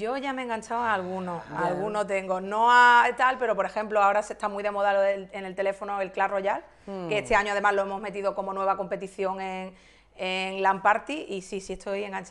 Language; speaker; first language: Spanish; native; Spanish